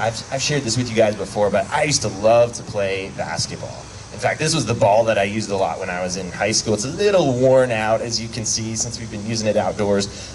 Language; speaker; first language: English; native; English